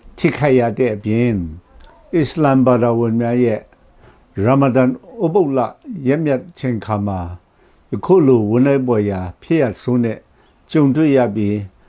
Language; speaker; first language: Burmese; non-native, local second language; Kachin